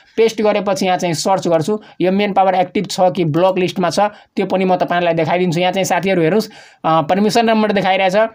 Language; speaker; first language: Nepali; non-native, local second language; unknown